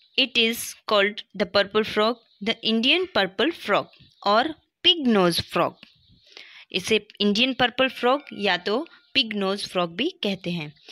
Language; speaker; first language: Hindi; non-native, local second language; Gujarati